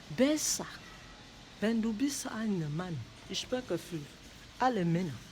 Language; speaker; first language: German; non-native, learner; French